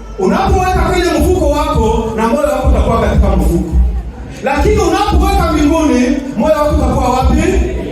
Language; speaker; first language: Swahili; non-native, local second language; Kinyarwanda